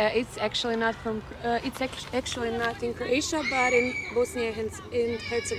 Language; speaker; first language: English; non-native, fluent; Croatian